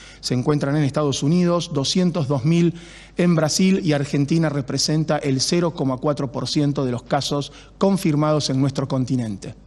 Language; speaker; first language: Spanish; native; Spanish